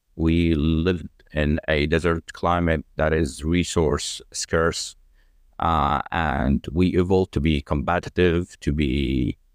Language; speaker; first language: English; non-native, fluent; Arabic